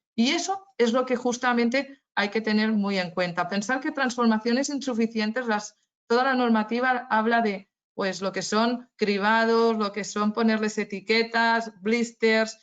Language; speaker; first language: Spanish; native; Spanish